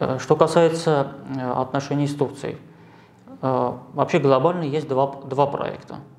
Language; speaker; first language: Russian; non-native, local second language; Armenian